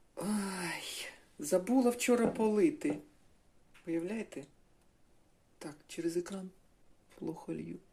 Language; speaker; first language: Ukrainian; non-native, local second language; Russian